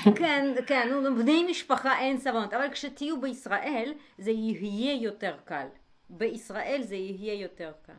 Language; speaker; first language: Hebrew; native; Hebrew